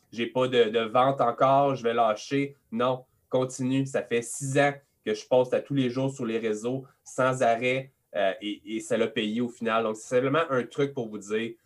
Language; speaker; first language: French; native; French